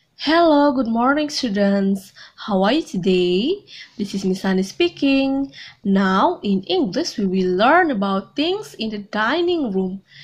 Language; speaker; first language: English; non-native, fluent; Indonesian